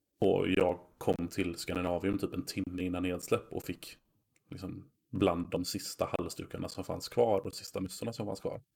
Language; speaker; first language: Swedish; native; Swedish